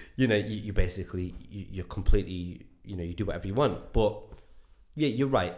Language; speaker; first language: English; native; English